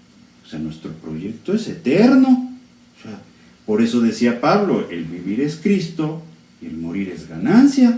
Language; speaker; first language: Spanish; native; Spanish